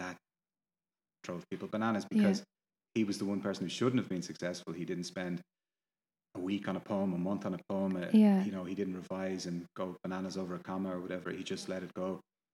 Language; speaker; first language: English; native; English